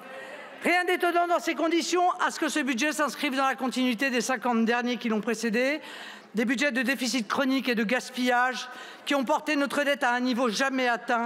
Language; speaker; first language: French; native; French